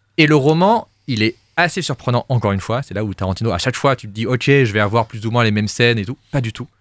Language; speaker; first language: French; native; French